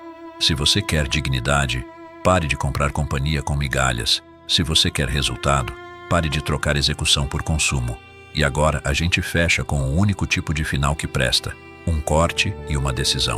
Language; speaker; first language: Portuguese; native; Portuguese